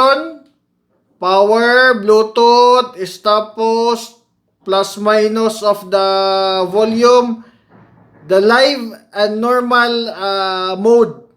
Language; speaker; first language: English; non-native, local second language; Filipino